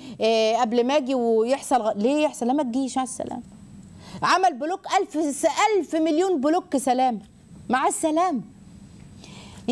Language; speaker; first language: Arabic; native; Arabic